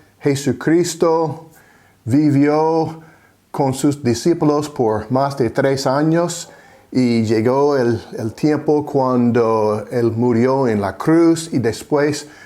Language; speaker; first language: Spanish; non-native, fluent; English